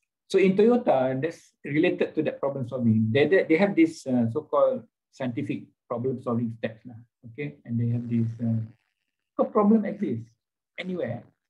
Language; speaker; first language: English; non-native, local second language; Malay